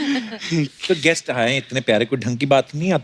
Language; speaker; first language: Hindi; native; Hindi